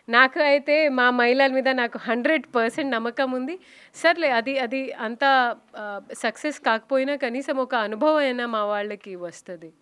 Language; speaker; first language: Telugu; non-native, fluent; Hindi